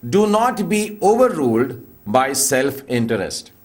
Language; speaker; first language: English; non-native, local second language; Hindi